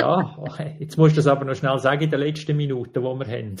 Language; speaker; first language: German; native; German